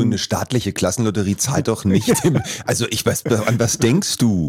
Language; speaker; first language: German; native; German